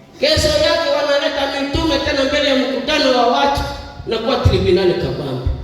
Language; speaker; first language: Swahili; non-native, local second language; Nande